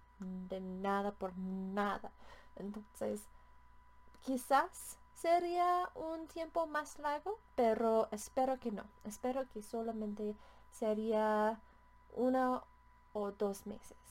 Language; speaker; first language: Spanish; non-native, learner; English